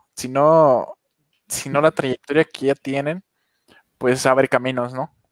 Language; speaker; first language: Spanish; native; Spanish